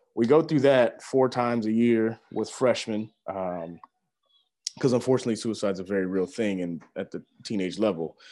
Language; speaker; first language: English; native; English